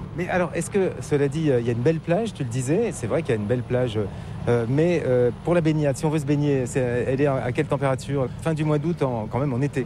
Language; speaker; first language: French; native; French